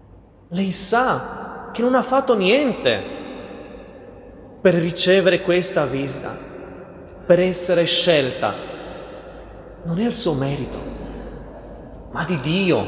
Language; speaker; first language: Italian; non-native, fluent; Portuguese